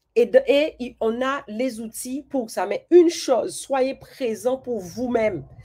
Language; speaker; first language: French; native; French